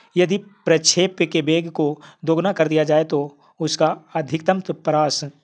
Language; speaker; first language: Hindi; native; Hindi